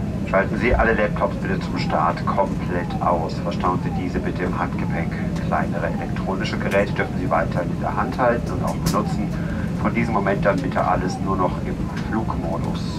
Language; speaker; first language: German; native; German